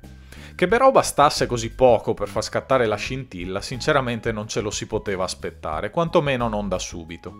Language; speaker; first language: Italian; native; Italian